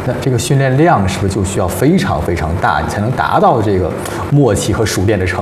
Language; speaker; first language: Chinese; native; Chinese